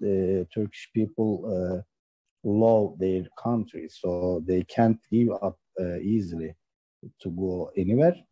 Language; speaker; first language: English; non-native, learner; Turkish